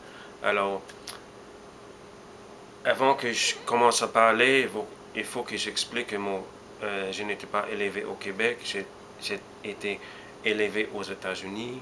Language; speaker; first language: French; early bilingual, heritage; French